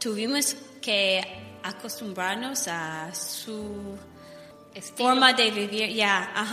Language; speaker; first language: Spanish; non-native, fluent; English